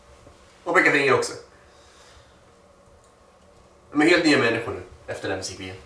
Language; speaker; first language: Swedish; native; Swedish